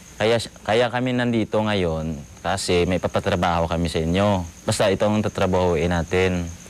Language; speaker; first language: Filipino; non-native, local second language; Hiligaynon